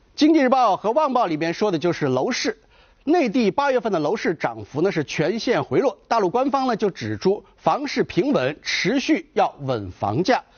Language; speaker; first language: Chinese; native; Chinese